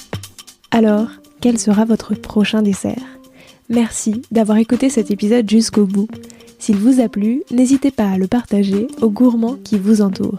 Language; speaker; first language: French; native; French